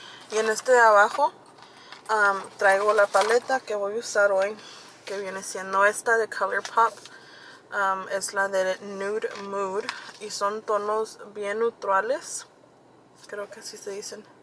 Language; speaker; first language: Spanish; early bilingual, heritage; Spanish